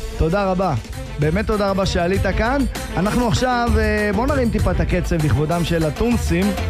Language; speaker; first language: Hebrew; native; Hebrew